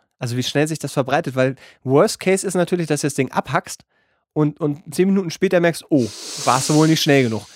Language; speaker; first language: German; native; German